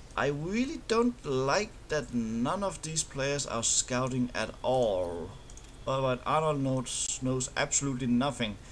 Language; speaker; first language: English; non-native, fluent; Danish